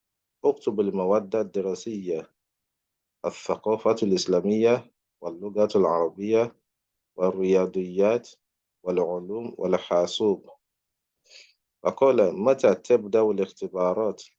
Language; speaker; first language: Arabic; non-native, fluent; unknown